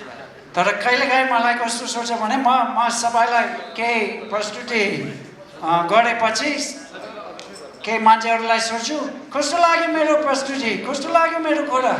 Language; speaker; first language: Nepali; non-native, fluent; English